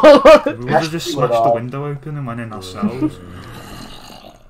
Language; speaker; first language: English; native; English